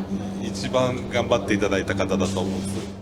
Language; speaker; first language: Japanese; native; Japanese